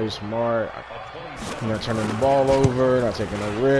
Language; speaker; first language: English; native; English